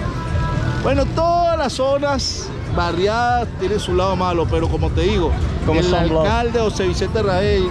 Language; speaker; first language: Spanish; native; Spanish